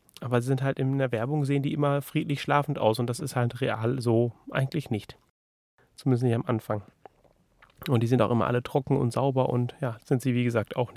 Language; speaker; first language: German; native; German